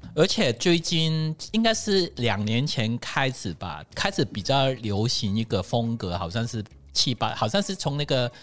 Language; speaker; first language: Chinese; non-native, local second language; Cantonese